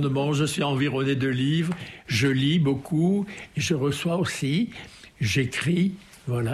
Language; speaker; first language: French; native; French